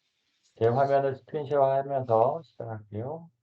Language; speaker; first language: Korean; native; Korean